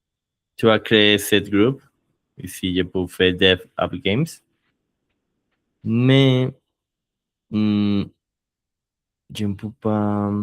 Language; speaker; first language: French; non-native, learner; Spanish